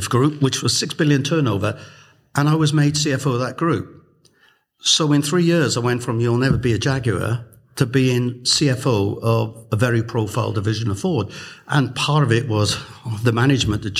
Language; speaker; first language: English; native; English